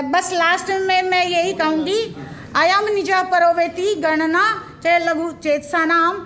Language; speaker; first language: Hindi; native; Hindi